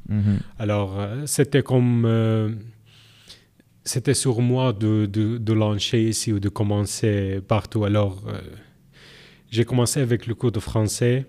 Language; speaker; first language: French; non-native, learner; Arabic